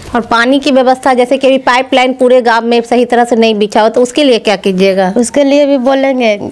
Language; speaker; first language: Hindi; native; Hindi